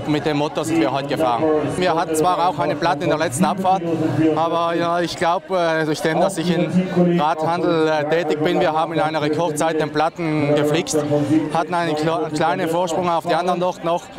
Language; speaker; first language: German; non-native, fluent; Italian